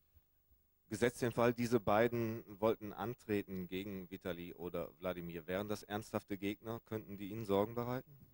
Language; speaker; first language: German; native; German